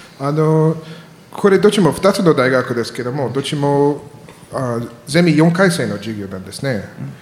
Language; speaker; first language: Japanese; non-native, learner; English